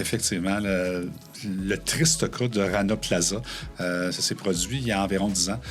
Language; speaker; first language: French; native; French